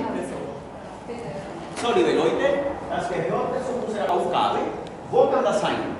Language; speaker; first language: German; non-native, learner; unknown